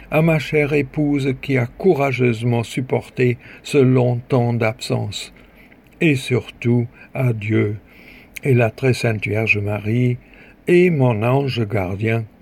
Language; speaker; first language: French; native; French